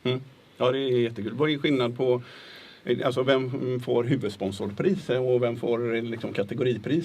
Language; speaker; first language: Swedish; native; Swedish